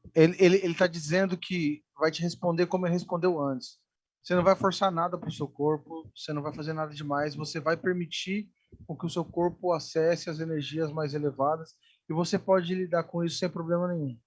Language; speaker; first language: Portuguese; native; Portuguese